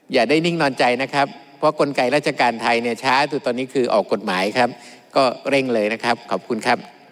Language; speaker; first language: Thai; native; Thai